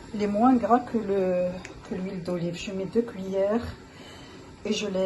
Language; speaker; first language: French; non-native, local second language; Arabic